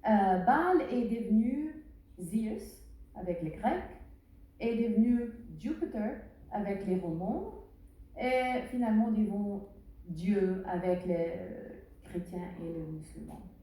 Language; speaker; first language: French; non-native, learner; Arabic